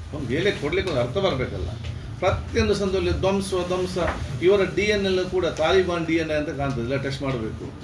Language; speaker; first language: Kannada; non-native, local second language; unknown